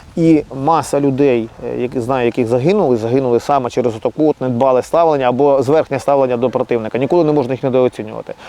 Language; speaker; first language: Ukrainian; native; Ukrainian